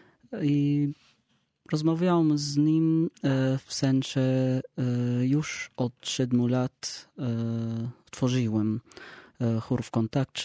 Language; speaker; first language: Polish; non-native, learner; Arabic